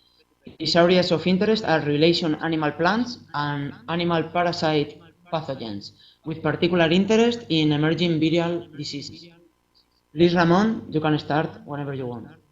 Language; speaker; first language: English; non-native, fluent; Spanish